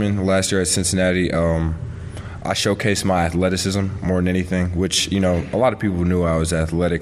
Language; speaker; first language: English; native; English